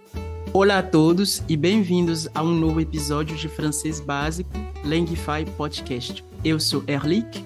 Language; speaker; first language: Portuguese; non-native, fluent; French